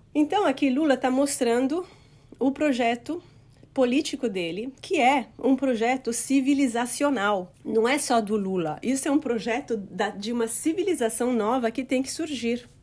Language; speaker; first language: Portuguese; non-native, fluent; Italian